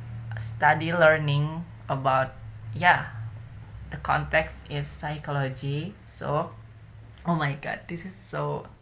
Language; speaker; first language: English; non-native, learner; Indonesian